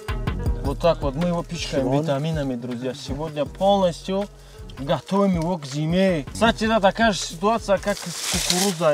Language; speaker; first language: Russian; non-native, local second language; Tajik